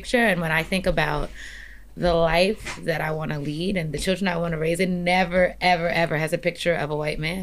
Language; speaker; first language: English; native; English